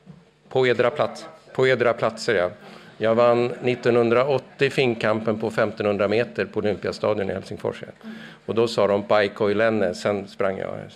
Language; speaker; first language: Swedish; native; Swedish